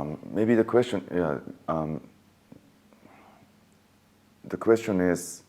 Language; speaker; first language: English; non-native, fluent; Japanese